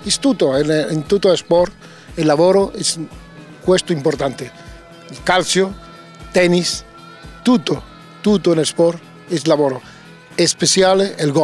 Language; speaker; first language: Italian; non-native, learner; Spanish